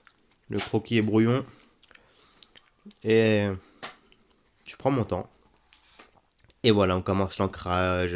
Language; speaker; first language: French; native; French